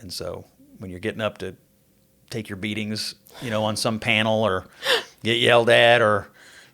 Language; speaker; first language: English; native; English